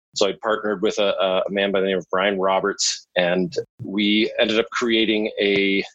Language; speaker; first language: English; native; English